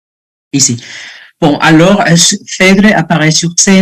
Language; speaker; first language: French; non-native, fluent; Spanish